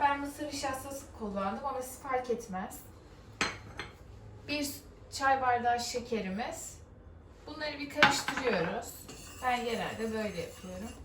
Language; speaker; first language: Turkish; native; Turkish